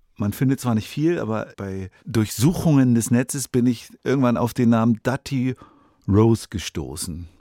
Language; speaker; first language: German; native; German